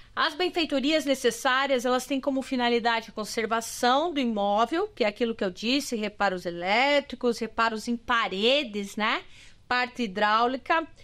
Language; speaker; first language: Portuguese; native; Portuguese